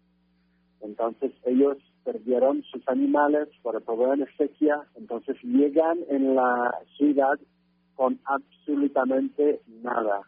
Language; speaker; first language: Spanish; non-native, fluent; French